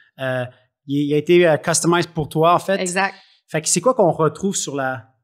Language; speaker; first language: French; native; French